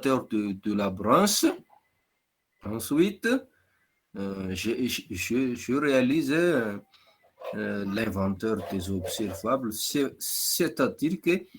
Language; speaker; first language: French; non-native, local second language; Malagasy